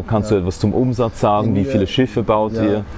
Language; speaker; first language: German; native; German